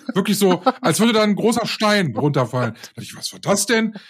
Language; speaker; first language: German; native; German